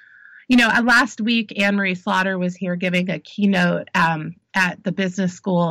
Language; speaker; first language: English; native; English